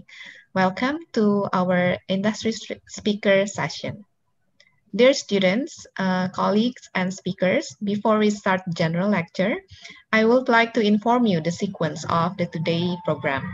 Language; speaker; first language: English; non-native, local second language; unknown